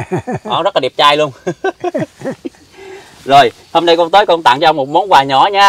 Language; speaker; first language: Vietnamese; native; Vietnamese